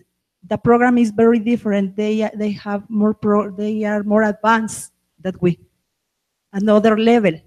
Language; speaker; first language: English; non-native, fluent; Spanish